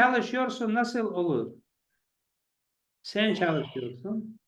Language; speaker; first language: Turkish; non-native, learner; Chechen